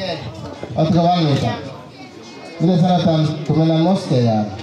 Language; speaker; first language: Finnish; non-native, fluent; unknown